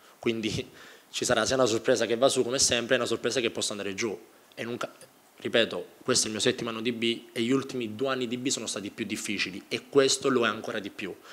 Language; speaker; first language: Italian; native; Italian